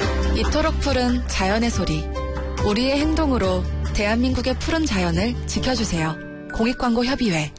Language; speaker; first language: Korean; native; Korean